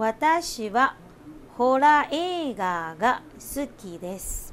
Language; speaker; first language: Japanese; non-native, fluent; Chinese